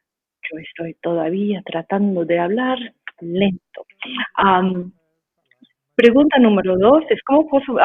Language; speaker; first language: Spanish; non-native, fluent; English